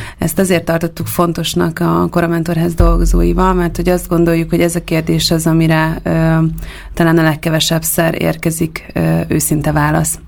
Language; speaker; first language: Hungarian; native; Hungarian